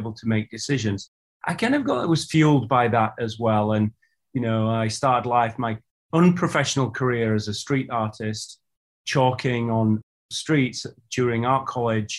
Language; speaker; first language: English; native; English